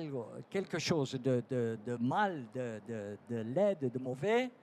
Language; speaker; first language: French; non-native, fluent; Dutch